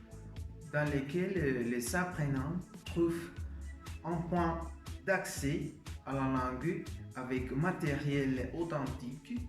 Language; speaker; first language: French; non-native, learner; Spanish